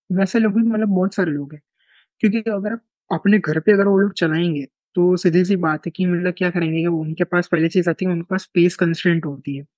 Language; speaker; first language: Hindi; non-native, local second language; Gujarati